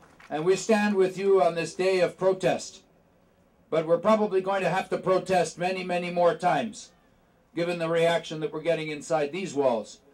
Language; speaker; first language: English; native; English